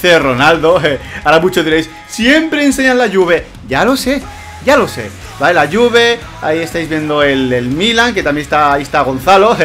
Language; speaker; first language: Spanish; native; Spanish